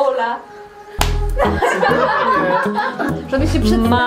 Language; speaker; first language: Polish; native; Polish